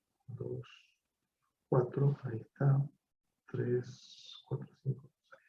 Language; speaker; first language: Spanish; native; Spanish